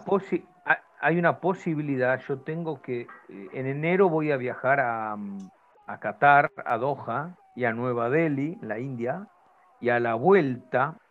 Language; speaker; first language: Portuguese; non-native, learner; Spanish